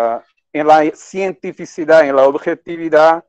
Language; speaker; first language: Spanish; non-native, fluent; Portuguese